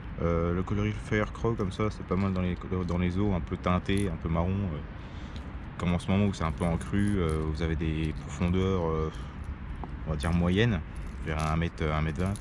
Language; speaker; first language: French; native; French